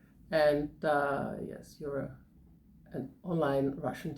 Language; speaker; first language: English; non-native, fluent; German